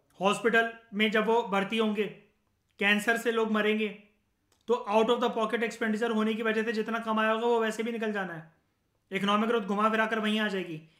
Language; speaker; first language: Hindi; native; Hindi